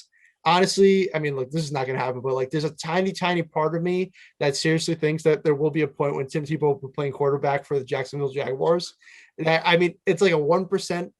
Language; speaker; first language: English; native; English